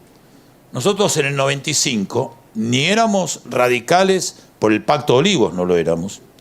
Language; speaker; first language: Spanish; native; Spanish